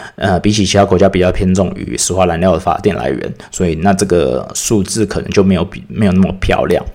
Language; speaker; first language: Chinese; native; Chinese